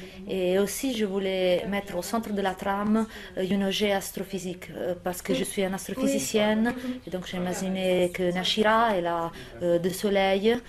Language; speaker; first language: French; non-native, fluent; Italian